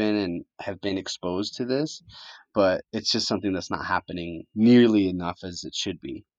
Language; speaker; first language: English; early bilingual, other home language; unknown